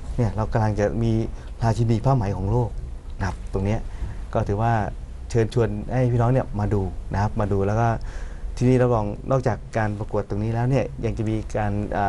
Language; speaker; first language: Thai; non-native, local second language; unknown